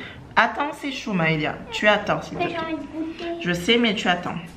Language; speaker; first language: French; native; French